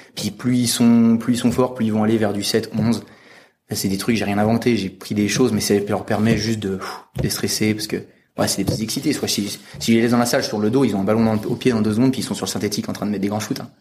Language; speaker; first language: French; native; French